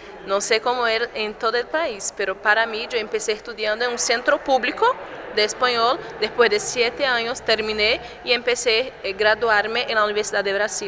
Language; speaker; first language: Spanish; non-native, fluent; Portuguese